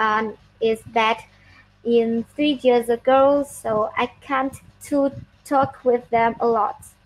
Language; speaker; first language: English; non-native, learner; Vietnamese